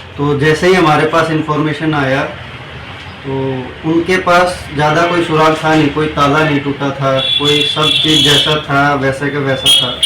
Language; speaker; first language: Hindi; non-native, local second language; Bangla